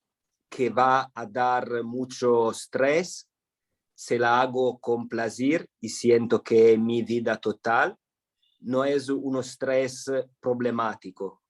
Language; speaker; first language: Spanish; non-native, fluent; Italian